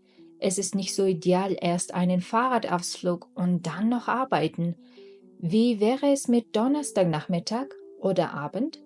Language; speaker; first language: German; non-native, fluent; Mongolian